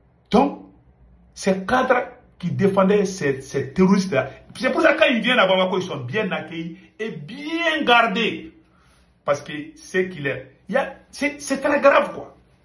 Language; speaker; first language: French; non-native, local second language; Bambara